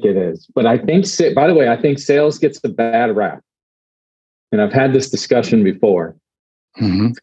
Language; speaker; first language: English; native; English